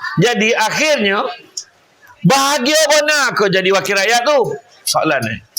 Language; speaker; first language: Malay; native; Malay